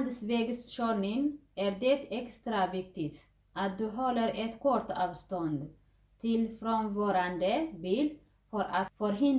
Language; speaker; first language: Swedish; non-native, fluent; Tigrinya